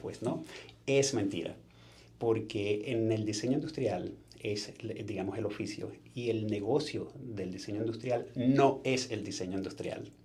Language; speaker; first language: Spanish; native; Spanish